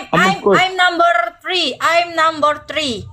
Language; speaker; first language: English; non-native, learner; Indonesian